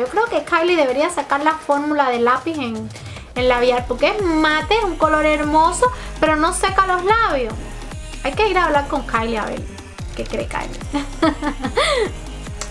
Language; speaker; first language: Spanish; native; Spanish